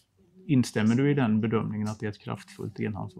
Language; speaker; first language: Swedish; native; Swedish